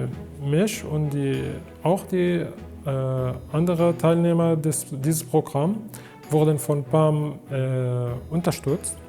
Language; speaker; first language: German; non-native, learner; Arabic